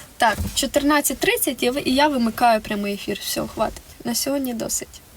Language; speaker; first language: Ukrainian; non-native, local second language; Russian